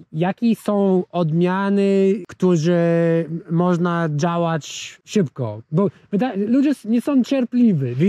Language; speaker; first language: Polish; non-native, learner; English